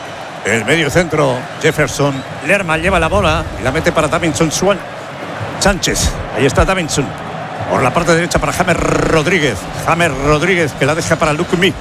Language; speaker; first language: Spanish; native; Spanish